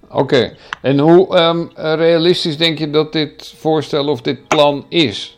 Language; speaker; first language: Dutch; native; Dutch